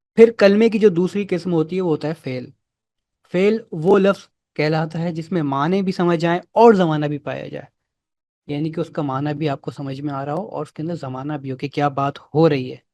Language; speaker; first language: Urdu; native; Urdu